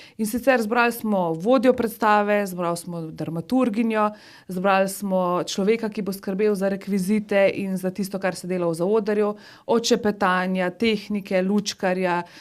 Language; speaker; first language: Slovenian; native; Slovenian